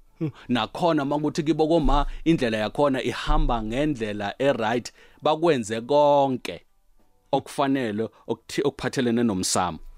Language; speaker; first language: Zulu; native; Zulu